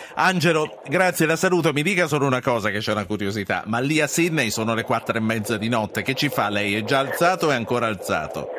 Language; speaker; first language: Italian; native; Italian